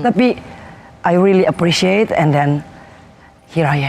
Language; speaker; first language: English; non-native, fluent; Indonesian